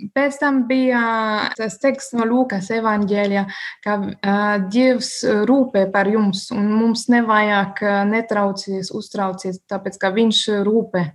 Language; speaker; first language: Latvian; non-native, learner; German